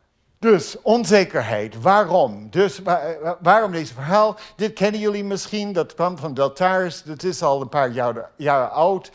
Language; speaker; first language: Dutch; non-native, fluent; English